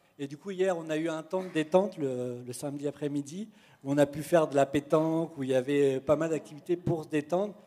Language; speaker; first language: French; native; French